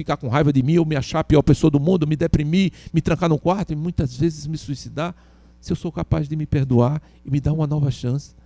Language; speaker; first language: Portuguese; native; Portuguese